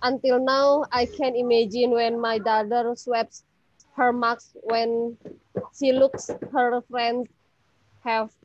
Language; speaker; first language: English; non-native, learner; Indonesian